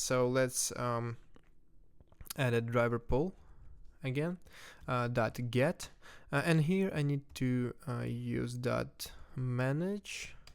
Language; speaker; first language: English; non-native, fluent; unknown